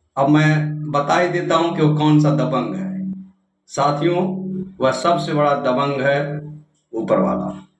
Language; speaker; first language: Hindi; native; Hindi